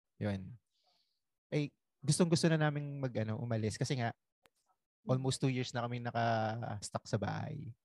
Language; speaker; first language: Filipino; native; Filipino